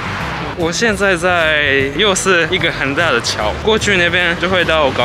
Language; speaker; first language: Chinese; early bilingual, heritage; Japanese